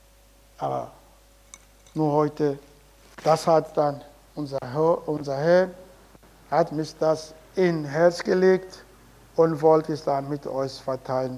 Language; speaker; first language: German; non-native, learner; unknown